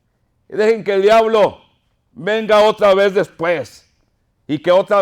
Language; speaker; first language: Spanish; native; Spanish